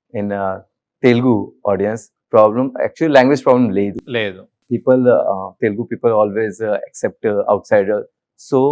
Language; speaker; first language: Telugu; non-native, learner; Hindi